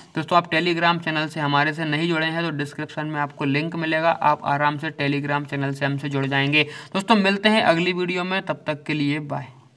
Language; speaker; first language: Hindi; native; Hindi